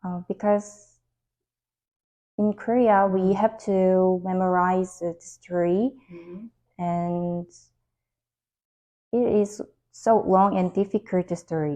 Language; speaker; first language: English; non-native, learner; Korean